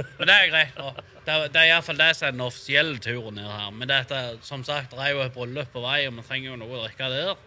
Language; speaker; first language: Norwegian; native; Norwegian